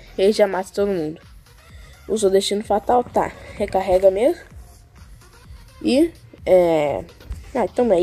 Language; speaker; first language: Portuguese; native; Portuguese